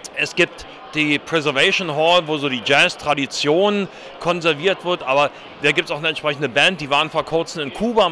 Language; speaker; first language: German; native; German